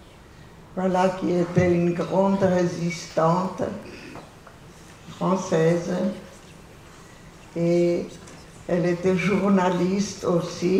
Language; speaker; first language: French; non-native, fluent; Polish